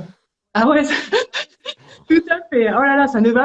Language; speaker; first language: French; native; French